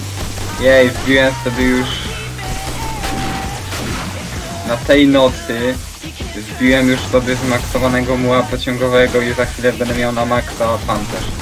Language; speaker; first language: Polish; native; Polish